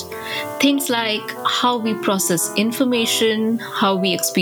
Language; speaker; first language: English; non-native, local second language; Bangla